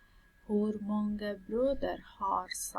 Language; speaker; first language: Swedish; non-native, fluent; Persian